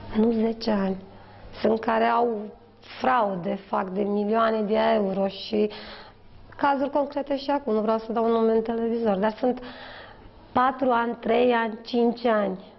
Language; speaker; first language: Romanian; native; Romanian